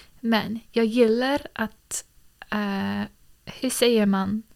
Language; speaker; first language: Swedish; early bilingual, heritage; English